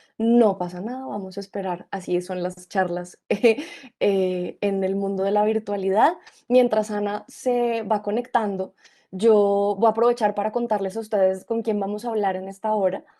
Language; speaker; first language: Spanish; native; Spanish